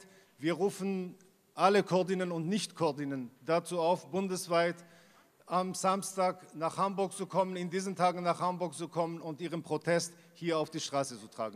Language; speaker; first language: German; early bilingual, other home language; Kurdish